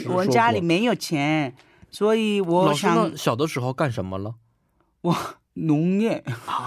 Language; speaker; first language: Chinese; non-native, learner; Korean